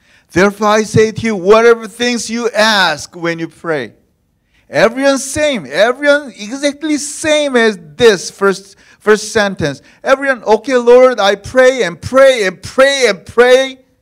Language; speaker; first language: English; non-native, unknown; Korean